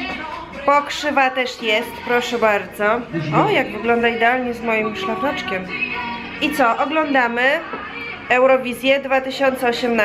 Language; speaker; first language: Polish; native; Polish